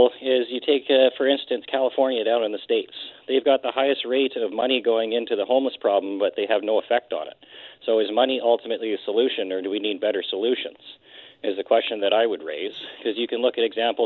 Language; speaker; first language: English; native; English